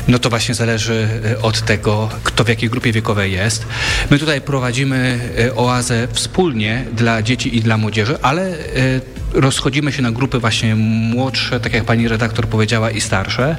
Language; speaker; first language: Polish; native; Polish